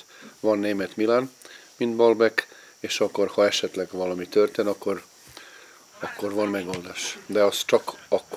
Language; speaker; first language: Hungarian; non-native, fluent; Serbian